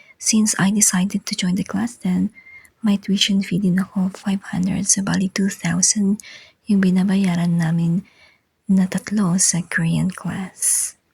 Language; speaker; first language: Filipino; native; Filipino